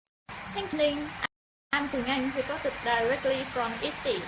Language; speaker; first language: English; non-native, fluent; Vietnamese